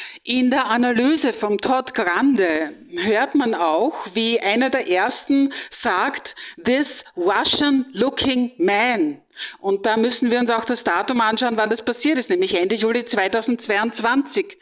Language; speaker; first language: German; native; German